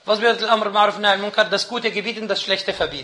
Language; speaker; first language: German; non-native, fluent; Arabic